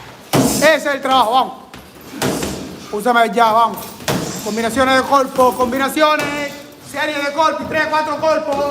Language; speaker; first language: Spanish; native; Spanish